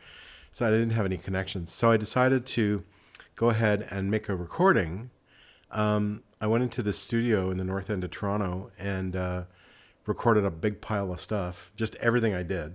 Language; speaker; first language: English; native; English